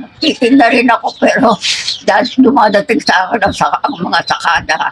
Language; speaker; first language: Filipino; native; Filipino